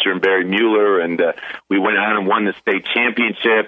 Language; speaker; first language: English; native; English